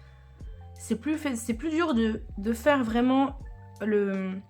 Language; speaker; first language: French; native; French